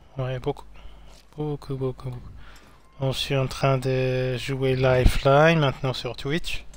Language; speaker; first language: French; non-native, local second language; Arabic